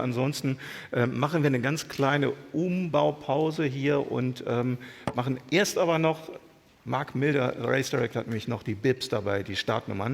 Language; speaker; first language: German; native; German